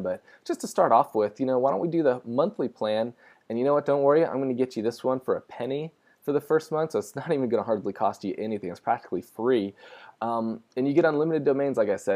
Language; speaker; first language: English; native; English